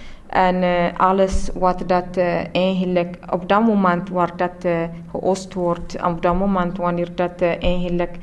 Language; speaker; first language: Dutch; non-native, learner; Tigrinya